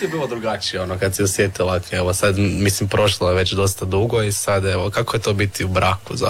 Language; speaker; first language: Serbian; native; Serbian